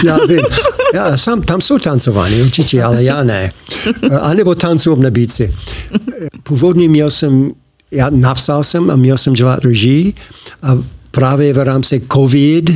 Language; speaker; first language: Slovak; non-native, learner; English